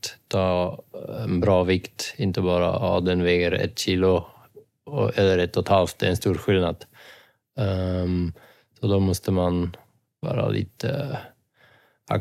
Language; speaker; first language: Swedish; non-native, fluent; Dutch